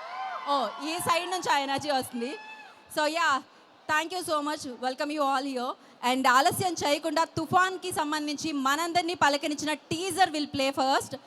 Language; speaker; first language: Telugu; native; Telugu